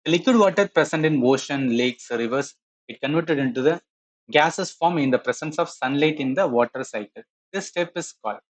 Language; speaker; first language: English; non-native, local second language; Tamil